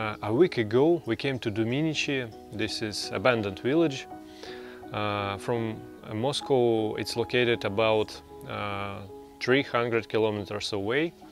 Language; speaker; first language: English; non-native, learner; Russian